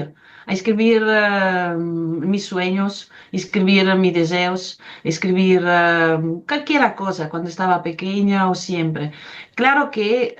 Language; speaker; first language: Spanish; non-native, fluent; Italian